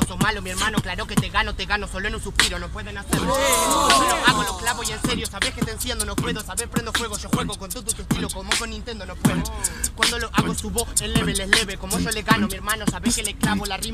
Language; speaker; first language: Spanish; native; Spanish